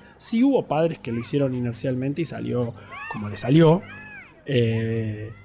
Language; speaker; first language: Spanish; native; Spanish